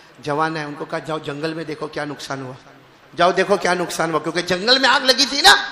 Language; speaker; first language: Urdu; native; Urdu